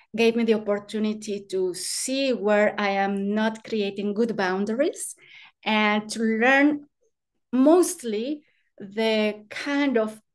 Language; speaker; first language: English; non-native, fluent; Spanish